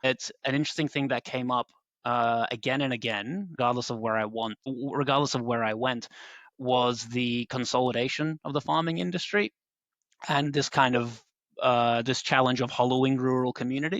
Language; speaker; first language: English; native; English